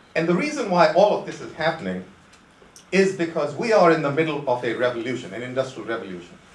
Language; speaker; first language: English; non-native, local second language; Konkani